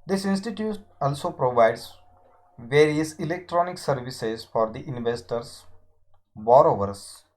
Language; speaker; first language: English; non-native, local second language; Marathi